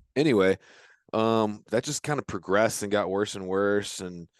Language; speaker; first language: English; native; English